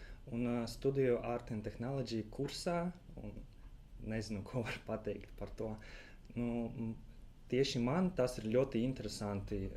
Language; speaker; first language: Latvian; non-native, local second language; Russian